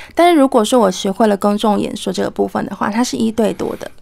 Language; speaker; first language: Chinese; native; Chinese